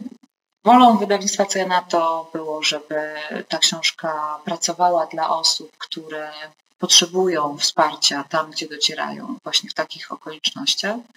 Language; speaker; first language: Polish; native; Polish